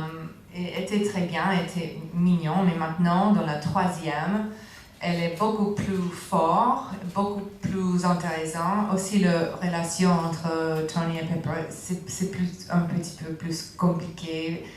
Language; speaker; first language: French; non-native, fluent; English